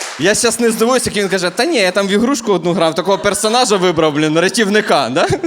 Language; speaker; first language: Ukrainian; native; Ukrainian